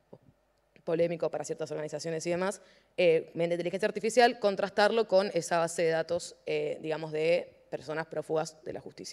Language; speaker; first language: Spanish; native; Spanish